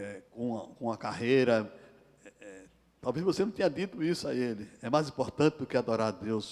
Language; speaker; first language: Portuguese; native; Portuguese